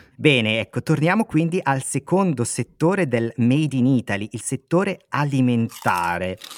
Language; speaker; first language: Italian; native; Italian